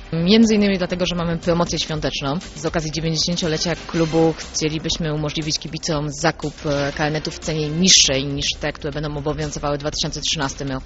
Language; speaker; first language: Polish; native; Polish